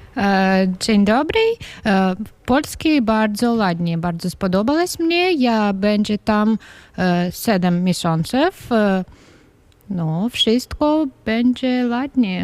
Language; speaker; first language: Polish; non-native, learner; Ukrainian